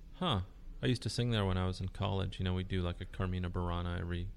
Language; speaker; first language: English; early bilingual, other home language; Spanish